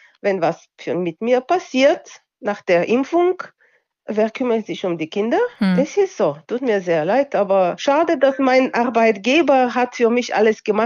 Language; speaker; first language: German; non-native, local second language; Bulgarian